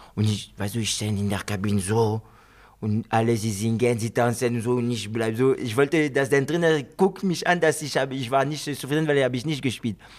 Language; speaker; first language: German; non-native, fluent; French